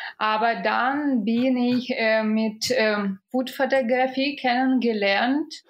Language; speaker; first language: German; non-native, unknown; Russian